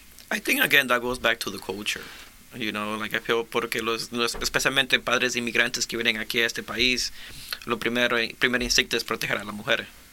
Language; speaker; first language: English; early bilingual, other home language; Spanish